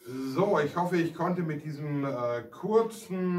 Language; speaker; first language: German; native; German